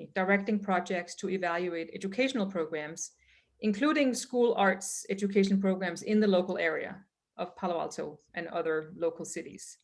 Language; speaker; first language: English; non-native, fluent; Danish